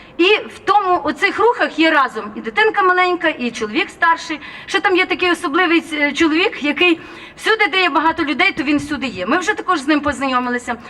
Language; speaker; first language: Ukrainian; native; Ukrainian